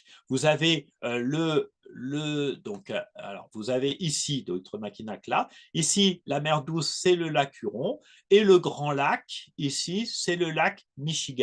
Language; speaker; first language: French; native; French